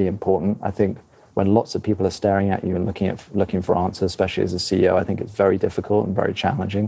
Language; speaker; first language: English; native; English